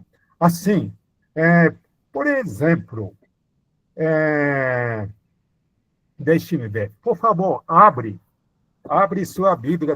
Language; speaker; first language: Portuguese; non-native, fluent; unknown